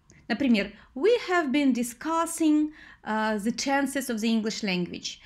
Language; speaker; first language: English; non-native, fluent; Russian